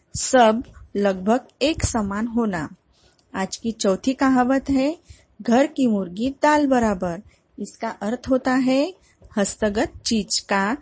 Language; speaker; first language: Hindi; non-native, local second language; Marathi